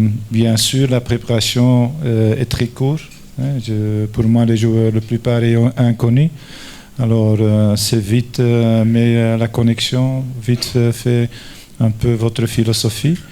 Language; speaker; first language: French; non-native, fluent; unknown